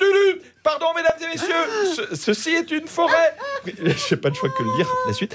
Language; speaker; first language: French; native; French